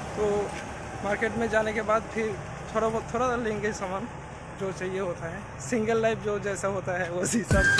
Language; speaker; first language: Hindi; non-native, local second language; Bangla